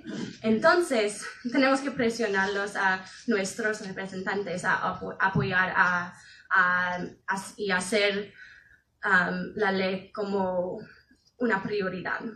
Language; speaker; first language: Spanish; non-native, fluent; English